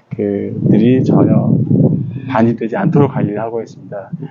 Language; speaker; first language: Korean; native; Korean